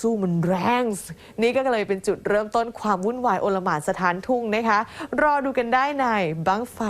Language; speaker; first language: Thai; native; Thai